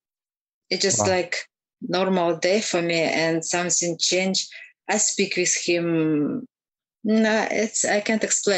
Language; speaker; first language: English; non-native, learner; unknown